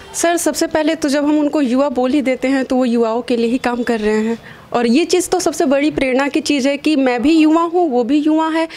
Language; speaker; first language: Hindi; native; Hindi